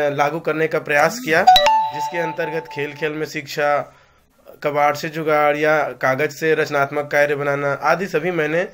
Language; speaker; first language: Hindi; native; Hindi